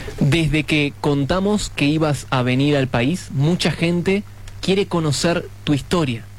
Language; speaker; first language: Spanish; native; Spanish